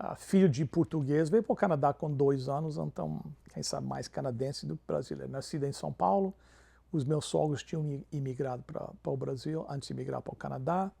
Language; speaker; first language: Portuguese; non-native, fluent; English